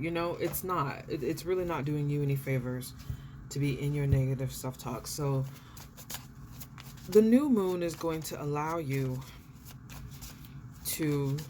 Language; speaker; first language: English; native; English